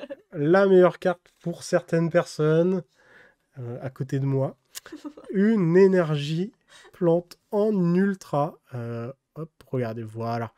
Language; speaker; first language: French; native; French